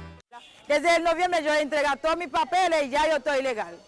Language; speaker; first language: Spanish; non-native, learner; Haitian Creole